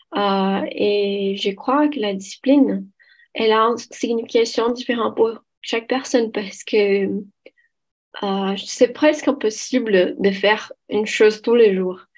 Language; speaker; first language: French; non-native, fluent; Portuguese